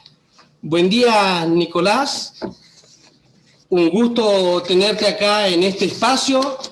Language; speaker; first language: Spanish; native; Spanish